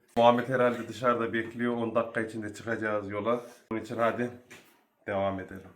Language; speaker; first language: Turkish; early bilingual, heritage; Turkish